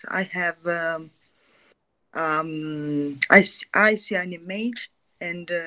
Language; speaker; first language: English; non-native, learner; Italian